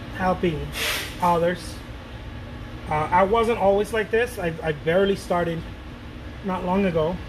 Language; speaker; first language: English; non-native, fluent; Spanish